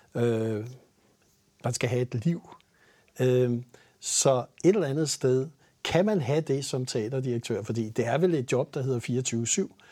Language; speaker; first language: Danish; native; Danish